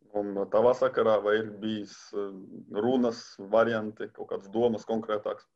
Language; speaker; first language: Latvian; native; Latvian